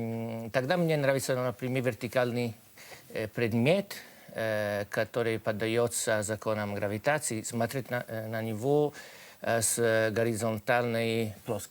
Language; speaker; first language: Russian; non-native, fluent; Italian